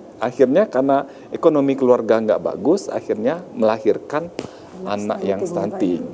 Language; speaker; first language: Indonesian; native; Indonesian